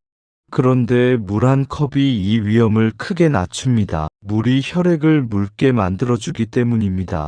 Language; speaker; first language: Korean; native; Korean